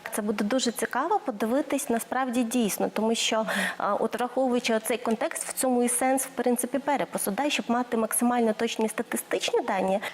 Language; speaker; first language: Ukrainian; native; Ukrainian